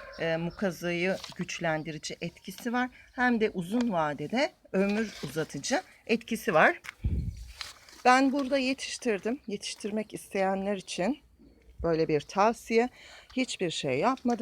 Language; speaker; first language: Turkish; native; Turkish